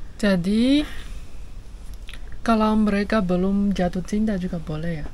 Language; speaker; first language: Indonesian; non-native, fluent; Chinese